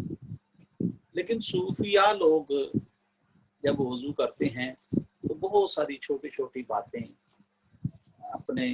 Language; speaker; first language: Urdu; native; Urdu